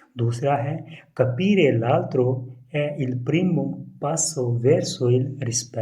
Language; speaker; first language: Italian; non-native, learner; Urdu